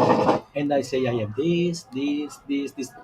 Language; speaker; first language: English; non-native, learner; Italian